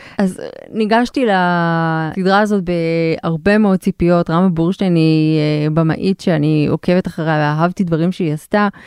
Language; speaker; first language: Hebrew; native; Hebrew